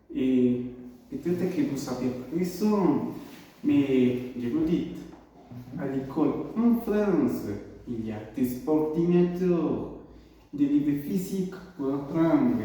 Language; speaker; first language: French; non-native, learner; Spanish